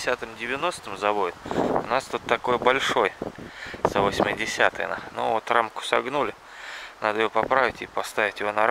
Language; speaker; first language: Russian; native; Russian